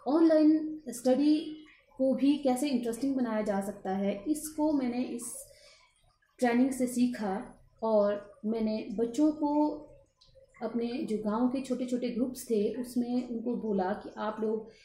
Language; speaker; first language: Hindi; native; Hindi